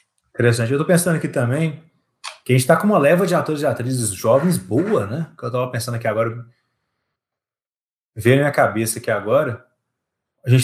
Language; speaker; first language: Portuguese; native; Portuguese